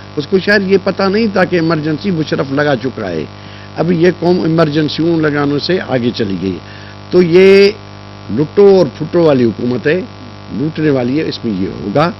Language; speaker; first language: Urdu; non-native, local second language; Sindhi